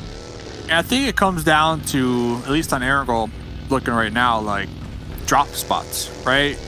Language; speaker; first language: English; native; English